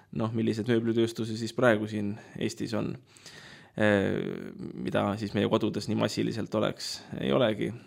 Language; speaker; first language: Estonian; native; Estonian